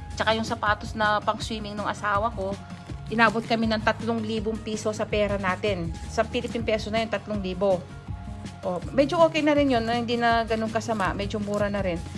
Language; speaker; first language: Filipino; non-native, local second language; Pampanga